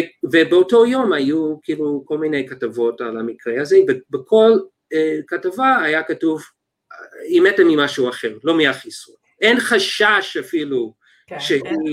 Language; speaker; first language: Hebrew; non-native, fluent; English